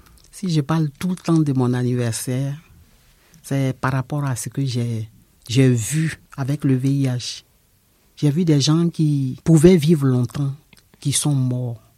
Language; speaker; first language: French; non-native, local second language; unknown